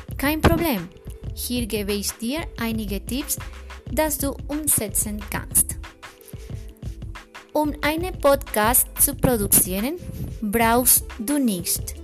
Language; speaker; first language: German; non-native, fluent; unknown